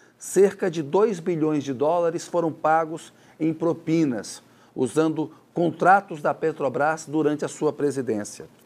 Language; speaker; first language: Portuguese; native; Portuguese